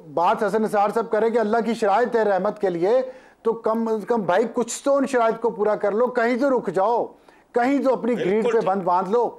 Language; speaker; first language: Urdu; non-native, local second language; Punjabi